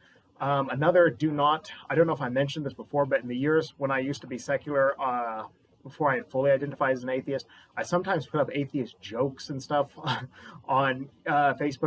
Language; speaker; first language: English; native; English